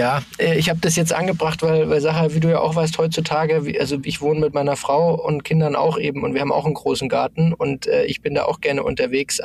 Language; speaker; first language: German; native; German